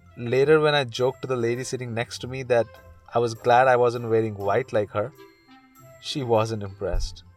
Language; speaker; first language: English; non-native, local second language; Hindi